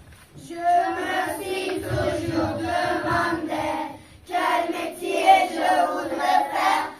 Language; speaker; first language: French; non-native, learner; Turkish